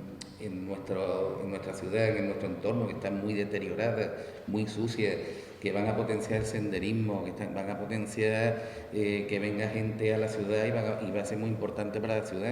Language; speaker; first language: Spanish; native; Spanish